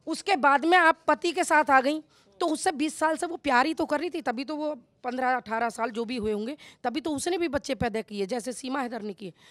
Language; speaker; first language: Hindi; native; Hindi